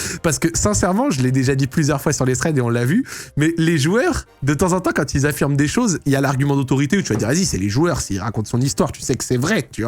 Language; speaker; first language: French; native; French